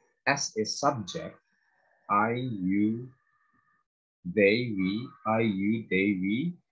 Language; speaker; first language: English; non-native, fluent; Indonesian